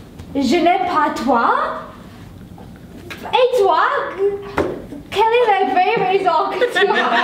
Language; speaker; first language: French; non-native, learner; English